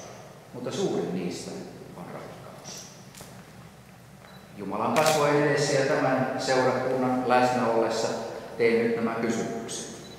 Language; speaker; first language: Finnish; native; Finnish